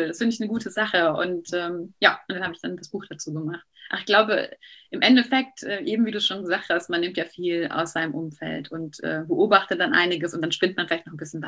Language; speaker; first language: German; native; German